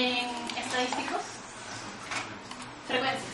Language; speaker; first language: Spanish; native; Spanish